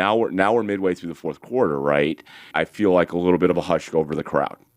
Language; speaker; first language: English; native; English